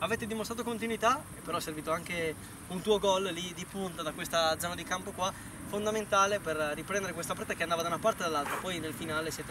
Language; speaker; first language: Italian; native; Italian